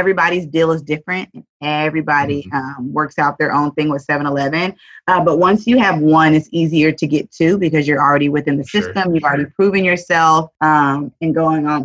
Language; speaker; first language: English; native; English